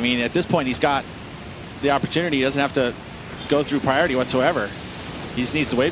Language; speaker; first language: English; native; English